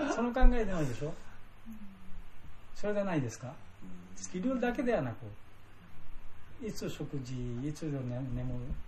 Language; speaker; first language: Japanese; non-native, learner; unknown